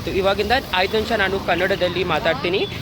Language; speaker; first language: Kannada; non-native, learner; Marathi